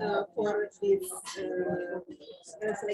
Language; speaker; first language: English; non-native, learner; Indonesian